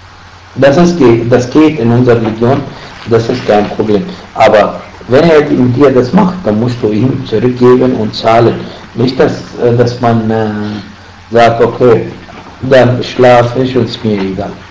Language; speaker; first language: German; non-native, fluent; Arabic